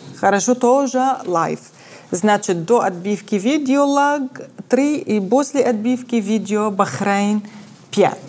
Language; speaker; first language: Russian; non-native, fluent; Arabic